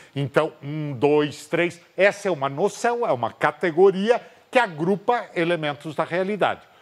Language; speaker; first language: Portuguese; native; Portuguese